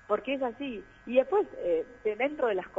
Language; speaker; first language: Spanish; native; Spanish